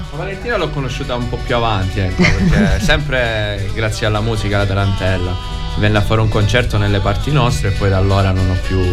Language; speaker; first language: Italian; native; Italian